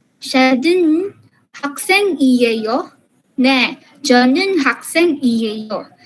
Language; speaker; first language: Korean; non-native, learner; Filipino